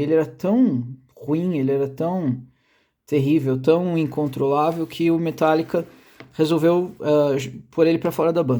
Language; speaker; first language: Portuguese; native; Portuguese